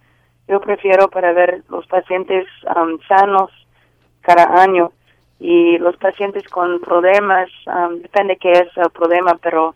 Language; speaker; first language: Spanish; non-native, learner; English